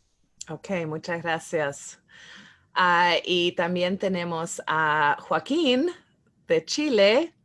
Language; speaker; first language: Spanish; non-native, fluent; English